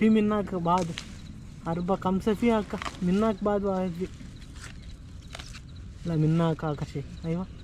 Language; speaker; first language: Arabic; non-native, learner; Telugu